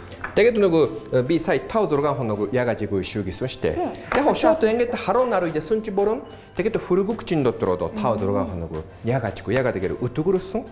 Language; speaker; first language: Mongolian; non-native, fluent; Japanese